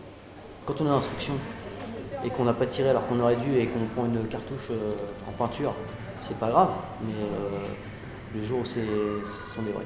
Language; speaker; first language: French; native; French